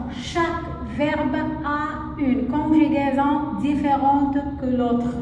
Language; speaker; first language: French; non-native, fluent; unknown